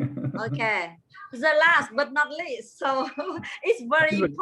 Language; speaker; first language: English; non-native, fluent; Vietnamese